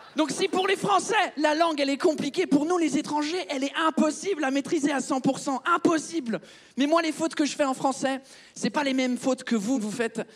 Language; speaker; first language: French; early bilingual, other home language; English